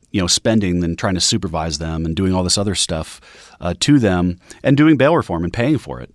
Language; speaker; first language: English; native; English